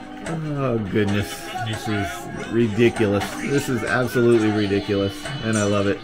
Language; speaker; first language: English; native; English